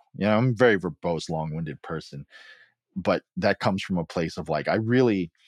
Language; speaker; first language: English; early bilingual, other home language; Filipino